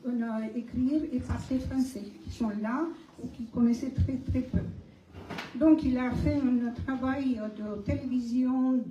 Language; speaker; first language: French; non-native, fluent; Romanian